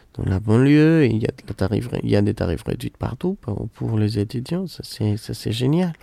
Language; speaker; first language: French; non-native, fluent; Spanish